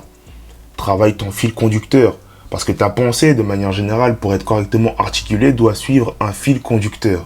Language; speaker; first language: French; native; French